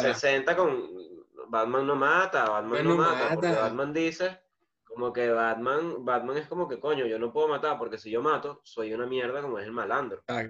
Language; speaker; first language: Spanish; native; Spanish